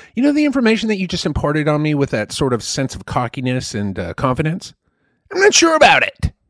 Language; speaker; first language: English; native; English